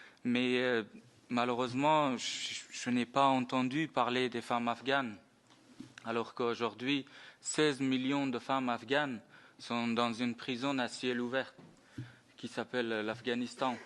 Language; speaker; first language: French; non-native, fluent; Persian